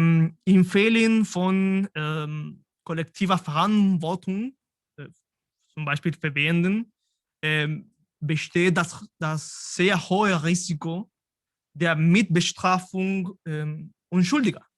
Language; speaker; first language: German; non-native, fluent; Spanish